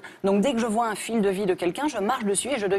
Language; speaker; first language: French; native; French